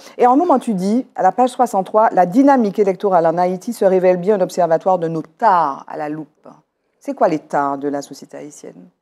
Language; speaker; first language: French; native; French